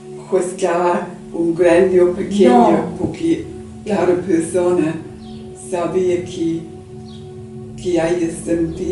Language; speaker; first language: Spanish; non-native, learner; English